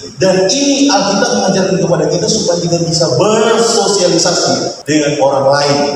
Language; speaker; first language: Indonesian; native; Indonesian